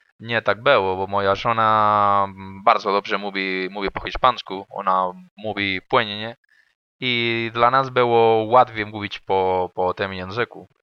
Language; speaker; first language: Polish; non-native, learner; Spanish